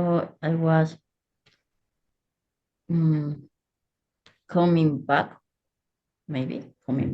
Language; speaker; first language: English; non-native, learner; Spanish